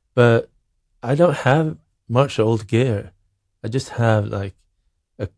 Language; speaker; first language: English; non-native, fluent; Swedish